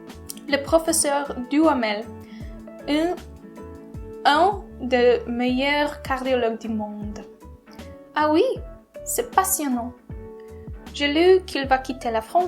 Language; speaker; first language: French; non-native, learner; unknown